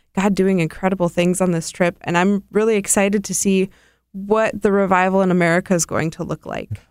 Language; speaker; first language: English; native; English